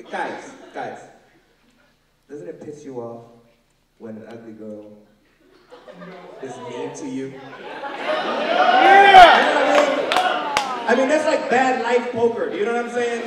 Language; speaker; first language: English; native; English